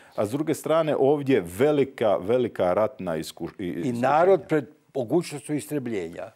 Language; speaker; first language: Croatian; native; Croatian